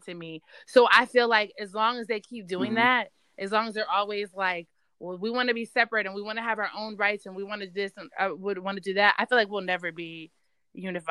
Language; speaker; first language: English; native; English